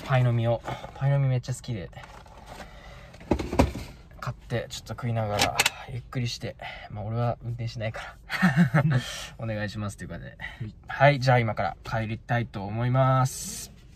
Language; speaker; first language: Japanese; native; Japanese